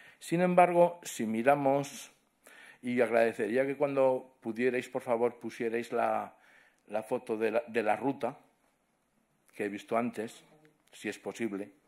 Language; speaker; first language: Spanish; non-native, local second language; Catalan